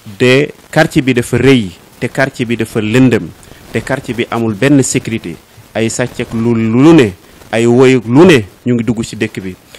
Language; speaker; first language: Wolof; non-native, local second language; Fula